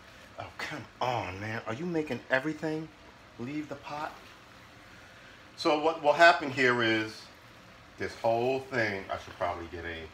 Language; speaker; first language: English; native; English